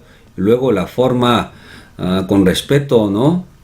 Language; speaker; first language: Spanish; non-native, fluent; Korean